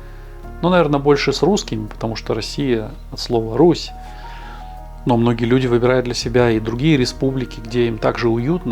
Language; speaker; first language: Russian; native; Russian